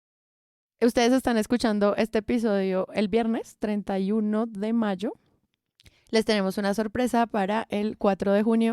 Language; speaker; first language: Spanish; native; Spanish